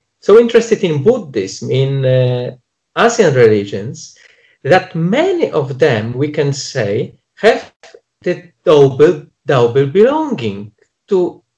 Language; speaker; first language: English; non-native, fluent; Polish